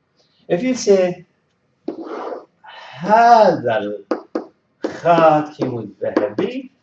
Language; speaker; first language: Arabic; non-native, fluent; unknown